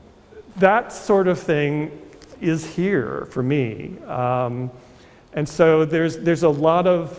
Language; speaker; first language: English; native; English